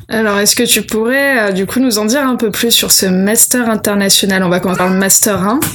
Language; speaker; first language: French; native; French